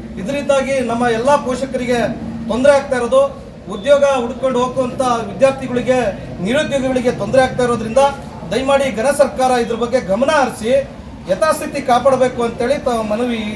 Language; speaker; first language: Kannada; non-native, local second language; Lambadi